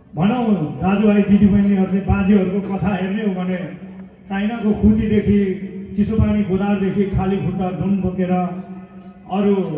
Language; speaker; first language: Nepali; non-native, local second language; Eastern Tamang